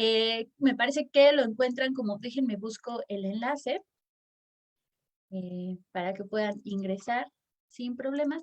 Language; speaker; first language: Spanish; native; Spanish